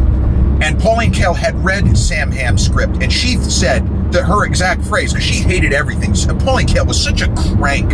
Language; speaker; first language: English; native; English